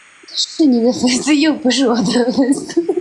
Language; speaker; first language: Chinese; non-native, local second language; Tibetan